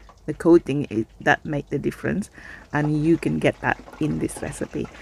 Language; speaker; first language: English; non-native, fluent; Indonesian